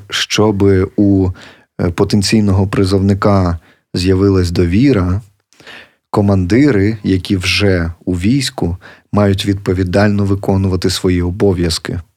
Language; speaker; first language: Ukrainian; native; Ukrainian